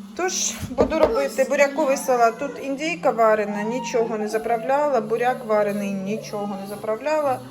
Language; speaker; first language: Ukrainian; native; Ukrainian